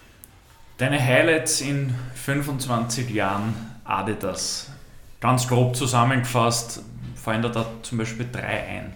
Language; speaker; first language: German; native; German